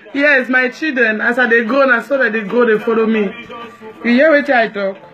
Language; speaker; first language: English; non-native, local second language; French